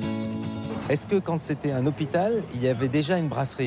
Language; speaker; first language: French; native; French